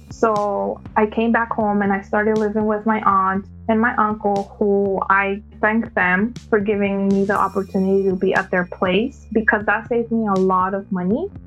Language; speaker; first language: English; early bilingual, other home language; Spanish